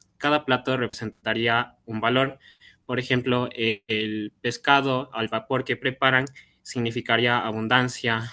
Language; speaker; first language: Spanish; early bilingual, other home language; Cantonese